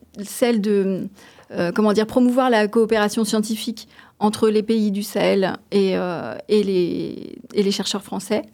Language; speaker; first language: French; native; French